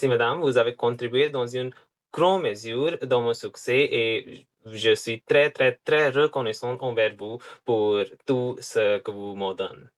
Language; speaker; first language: French; non-native, fluent; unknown